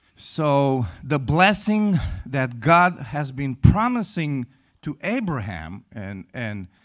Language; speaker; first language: English; non-native, fluent; Romanian